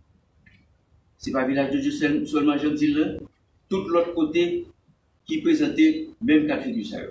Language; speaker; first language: French; non-native, local second language; Haitian Creole